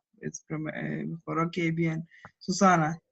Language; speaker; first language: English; non-native, fluent; Ukrainian